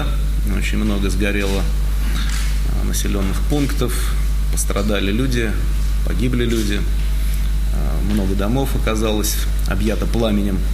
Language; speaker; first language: Russian; native; Russian